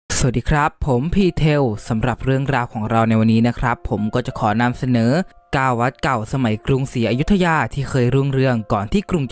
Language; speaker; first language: Thai; native; Thai